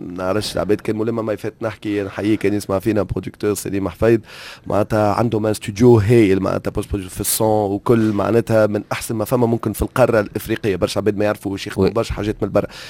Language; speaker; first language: Arabic; native; Arabic